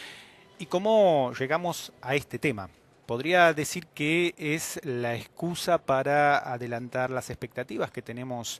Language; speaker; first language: Spanish; native; Spanish